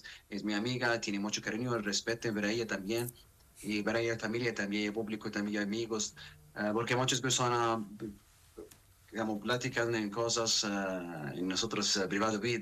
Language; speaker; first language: Spanish; non-native, learner; Arabic